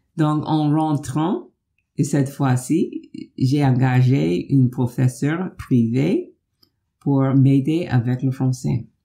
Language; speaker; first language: French; non-native, fluent; English